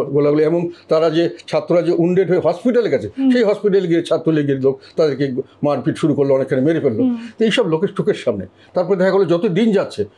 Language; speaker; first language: Bangla; native; Bangla